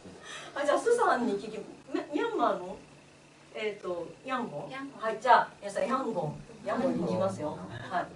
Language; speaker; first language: Japanese; non-native, fluent; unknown